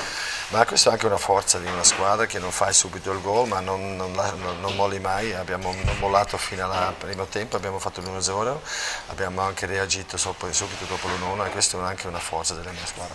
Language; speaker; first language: Italian; non-native, local second language; German